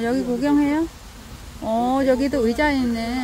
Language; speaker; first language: Korean; non-native, learner; Vietnamese